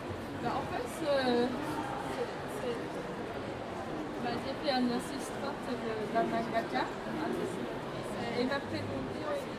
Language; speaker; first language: French; non-native, fluent; Japanese